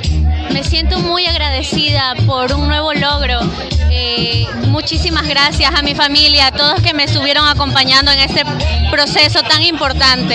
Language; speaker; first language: Spanish; native; Spanish